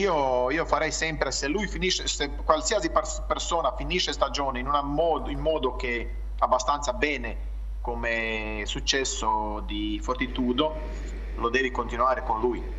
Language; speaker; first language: Italian; non-native, fluent; Croatian